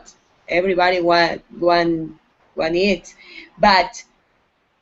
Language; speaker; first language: English; non-native, learner; Spanish